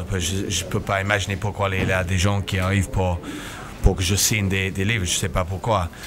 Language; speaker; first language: French; non-native, fluent; English